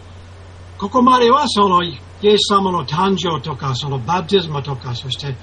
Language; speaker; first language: Japanese; non-native, fluent; English